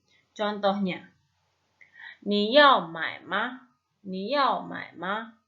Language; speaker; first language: Chinese; non-native, fluent; Indonesian